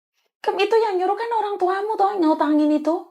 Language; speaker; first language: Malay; non-native, local second language; Javanese